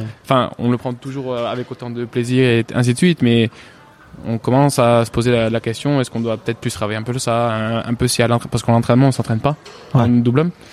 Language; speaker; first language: French; early bilingual, other home language; Bulgarian